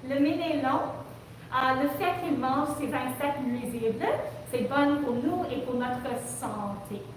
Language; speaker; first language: French; non-native, local second language; English